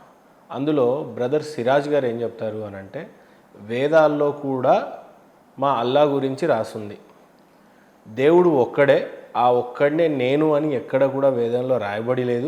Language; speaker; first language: Telugu; native; Telugu